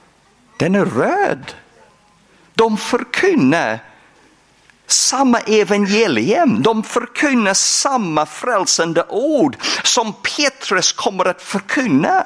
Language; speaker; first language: Swedish; non-native, fluent; English